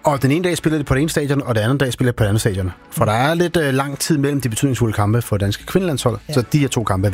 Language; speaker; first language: Danish; native; Danish